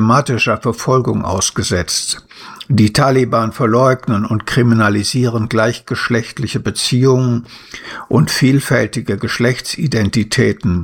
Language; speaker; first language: German; native; German